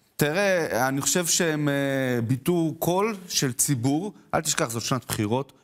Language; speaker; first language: Hebrew; native; Hebrew